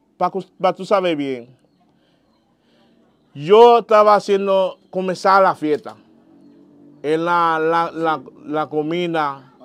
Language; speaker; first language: Spanish; non-native, learner; Haitian Creole